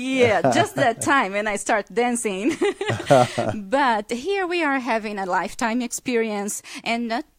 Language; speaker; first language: English; non-native, fluent; Portuguese